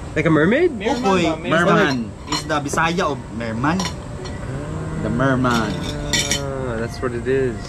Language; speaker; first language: English; native; English